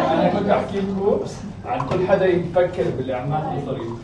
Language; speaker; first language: Arabic; native; Arabic